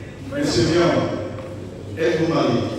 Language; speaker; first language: French; non-native, local second language; Lingala